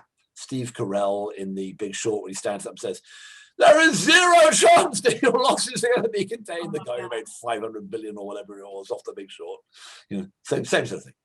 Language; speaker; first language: English; native; English